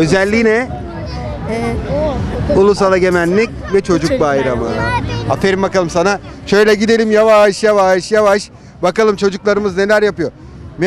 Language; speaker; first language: Turkish; native; Turkish